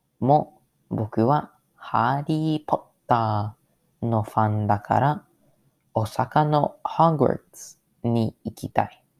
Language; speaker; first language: Japanese; non-native, learner; English